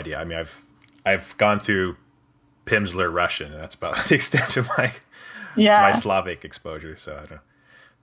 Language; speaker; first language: English; native; English